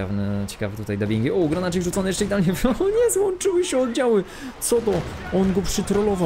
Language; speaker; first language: Polish; native; Polish